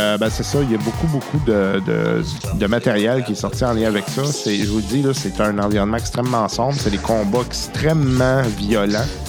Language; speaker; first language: French; native; French